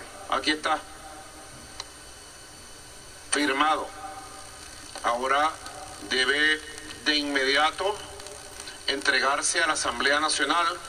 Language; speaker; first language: Spanish; native; Spanish